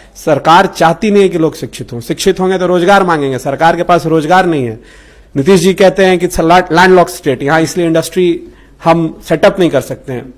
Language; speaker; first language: Hindi; native; Hindi